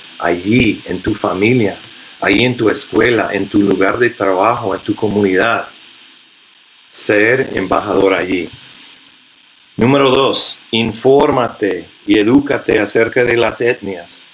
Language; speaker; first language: Spanish; non-native, fluent; English